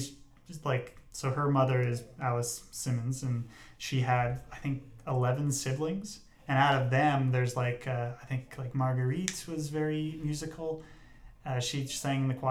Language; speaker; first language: English; native; English